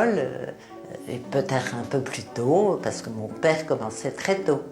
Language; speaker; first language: French; native; French